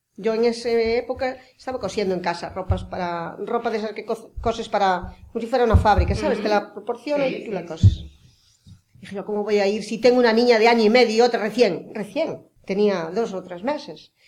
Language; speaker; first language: Spanish; native; Spanish